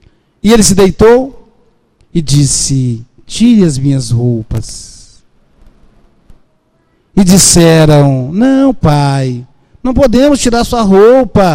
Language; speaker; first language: Portuguese; native; Portuguese